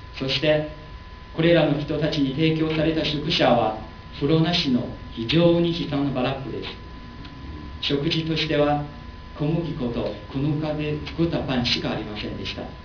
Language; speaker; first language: Japanese; non-native, learner; Chinese